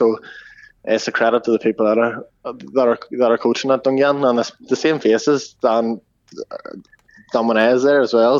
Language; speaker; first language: English; native; English